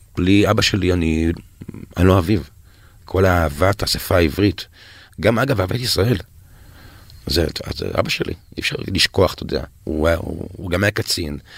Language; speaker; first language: Hebrew; native; Hebrew